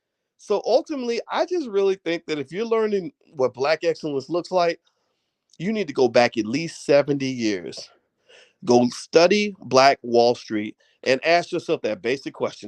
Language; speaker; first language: English; native; English